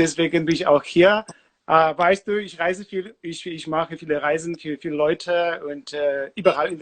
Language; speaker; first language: German; non-native, learner; Polish